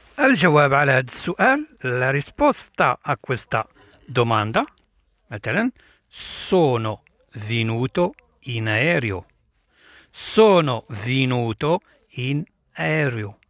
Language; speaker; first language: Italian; non-native, fluent; Arabic